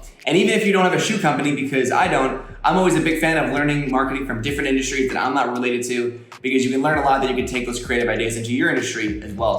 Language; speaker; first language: English; native; English